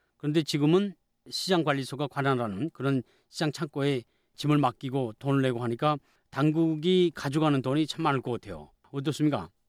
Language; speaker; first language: Korean; native; Korean